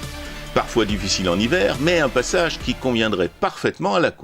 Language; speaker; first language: French; native; French